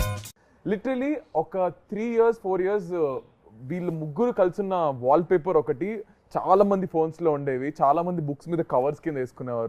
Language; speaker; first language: Telugu; native; Telugu